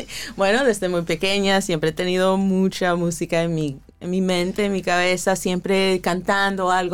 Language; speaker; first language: Spanish; early bilingual, heritage; Spanish